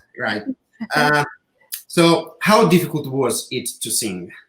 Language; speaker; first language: English; non-native, learner; Italian